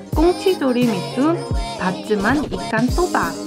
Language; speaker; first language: Indonesian; non-native, fluent; Korean